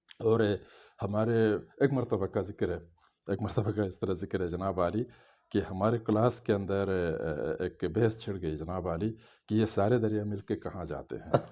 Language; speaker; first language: Urdu; non-native, local second language; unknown